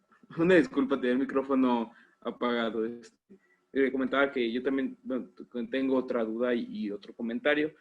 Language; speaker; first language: Spanish; native; Spanish